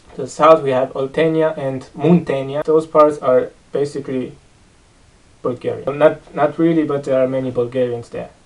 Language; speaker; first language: English; non-native, fluent; Romanian